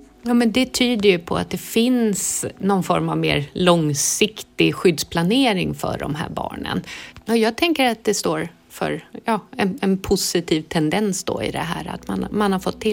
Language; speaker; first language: Swedish; native; Swedish